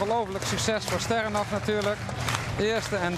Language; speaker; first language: Dutch; native; Dutch